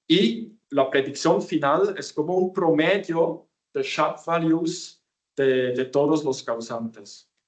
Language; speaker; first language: Spanish; non-native, fluent; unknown